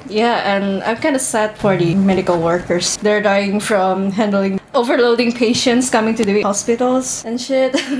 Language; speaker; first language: English; early bilingual, other home language; Indonesian